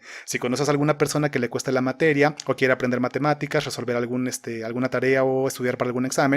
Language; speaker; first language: Spanish; native; Spanish